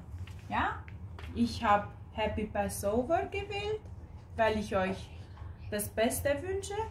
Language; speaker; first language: German; non-native, fluent; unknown